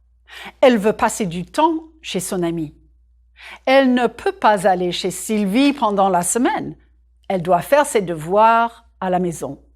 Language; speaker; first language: French; non-native, fluent; English